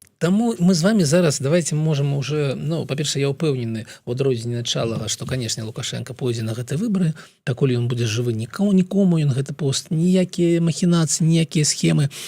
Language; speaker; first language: Belarusian; non-native, local second language; Russian